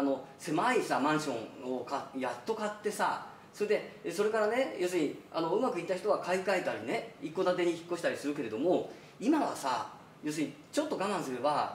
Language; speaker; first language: Japanese; native; Japanese